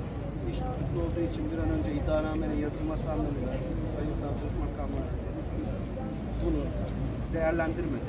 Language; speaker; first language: Turkish; native; Turkish